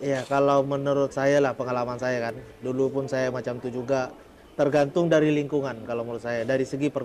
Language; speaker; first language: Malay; early bilingual, heritage; Indonesian